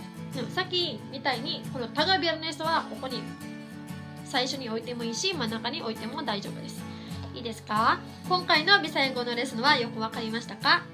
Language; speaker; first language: Japanese; non-native, fluent; Cebuano